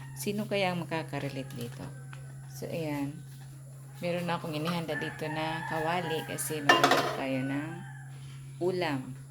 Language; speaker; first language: Filipino; non-native, local second language; Cebuano